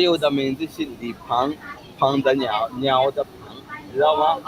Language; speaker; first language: Chinese; non-native, learner; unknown